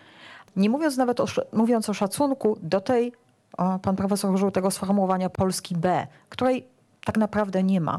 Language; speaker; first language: Polish; native; Polish